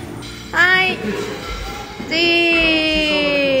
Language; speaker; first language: Japanese; native; Japanese